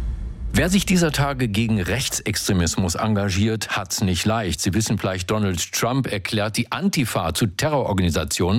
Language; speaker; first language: German; native; German